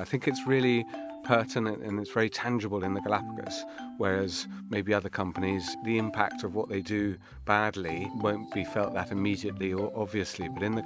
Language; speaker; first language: English; native; English